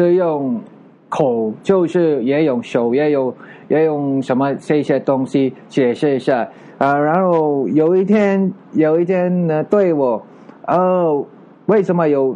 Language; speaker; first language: Chinese; non-native, learner; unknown